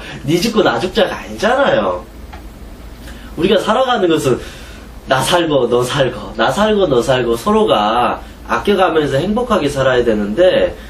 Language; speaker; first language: Korean; native; Korean